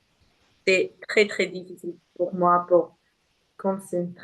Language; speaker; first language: French; non-native, learner; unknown